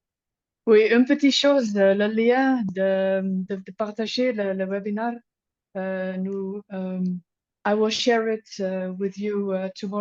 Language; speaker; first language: French; non-native, learner; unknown